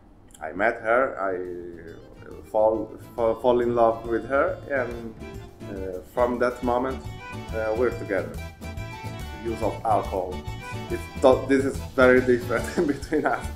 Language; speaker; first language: English; non-native, learner; Italian